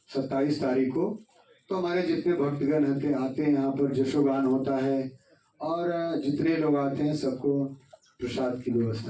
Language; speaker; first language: Hindi; native; Hindi